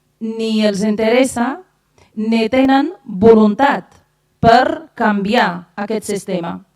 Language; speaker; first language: Catalan; non-native, fluent; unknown